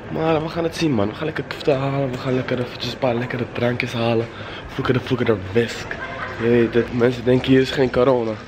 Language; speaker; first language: Dutch; early bilingual, other home language; Arabic